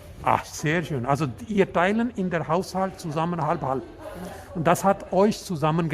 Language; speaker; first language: German; non-native, learner; Urdu